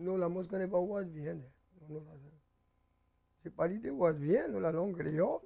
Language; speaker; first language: French; early bilingual, heritage; French